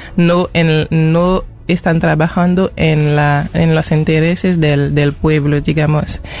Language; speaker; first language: Spanish; non-native, fluent; Haitian Creole